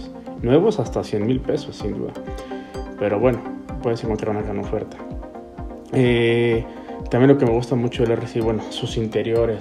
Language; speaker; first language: Spanish; native; Spanish